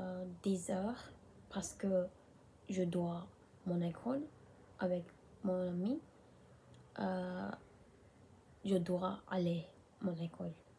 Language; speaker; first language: French; non-native, learner; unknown